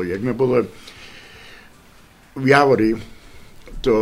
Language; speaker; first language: Ukrainian; early bilingual, heritage; Ukrainian